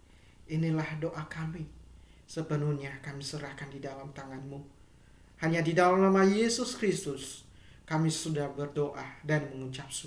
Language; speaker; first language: Indonesian; native; Indonesian